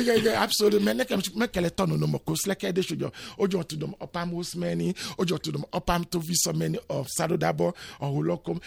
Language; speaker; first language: Hungarian; non-native, learner; Yoruba